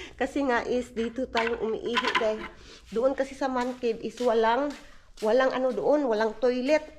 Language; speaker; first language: Filipino; non-native, local second language; Cebuano